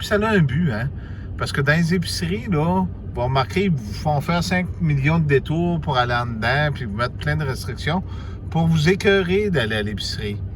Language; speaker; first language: French; native; French